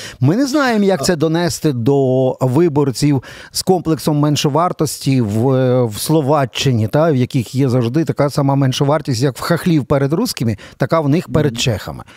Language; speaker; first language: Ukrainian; native; Ukrainian